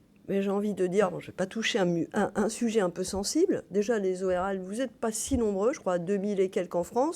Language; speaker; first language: French; native; French